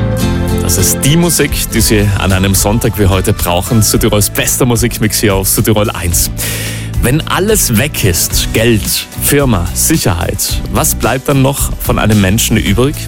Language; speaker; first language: German; native; German